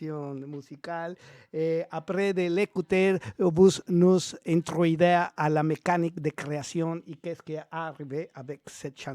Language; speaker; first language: French; non-native, learner; Spanish